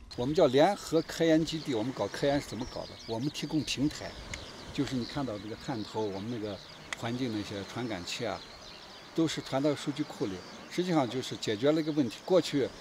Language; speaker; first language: Chinese; native; Chinese